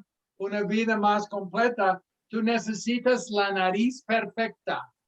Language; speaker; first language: Spanish; non-native, fluent; English